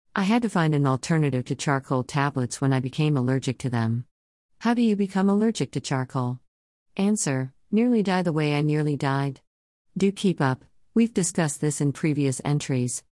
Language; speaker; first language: English; native; English